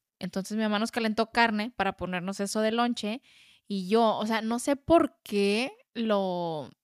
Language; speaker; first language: Spanish; early bilingual, heritage; Spanish